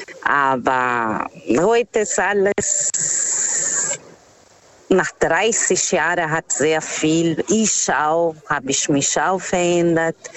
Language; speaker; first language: German; non-native, fluent; Portuguese